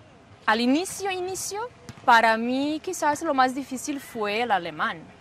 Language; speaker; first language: Spanish; non-native, fluent; Serbian